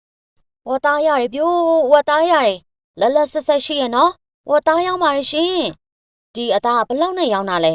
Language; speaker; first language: Burmese; native; Burmese